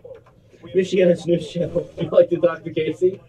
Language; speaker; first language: English; native; English